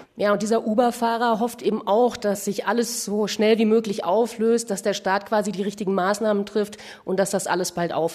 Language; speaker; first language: German; native; German